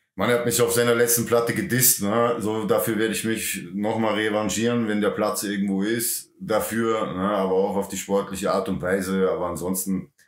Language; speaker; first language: German; native; German